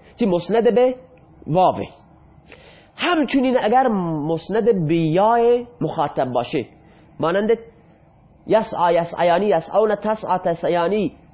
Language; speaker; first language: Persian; non-native, local second language; Baluchi